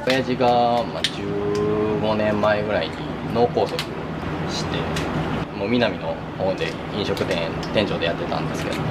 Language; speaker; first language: Japanese; native; Japanese